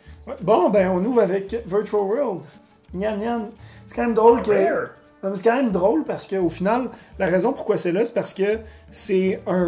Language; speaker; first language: French; native; French